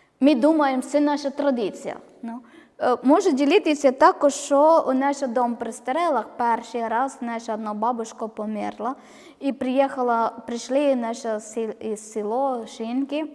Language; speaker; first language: Ukrainian; non-native, learner; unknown